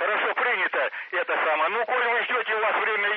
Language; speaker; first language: Russian; native; Russian